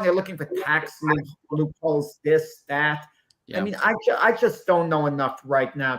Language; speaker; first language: English; native; English